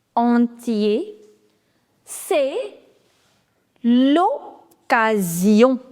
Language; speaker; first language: French; non-native, fluent; Hindi